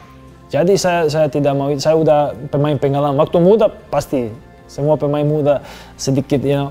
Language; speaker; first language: Indonesian; non-native, fluent; Serbian